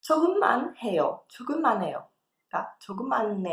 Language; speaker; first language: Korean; non-native, fluent; Portuguese